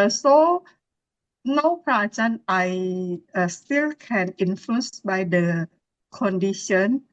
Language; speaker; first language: English; non-native, learner; Indonesian